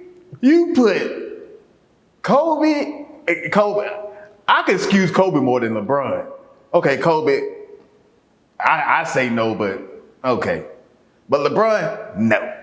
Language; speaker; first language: English; native; English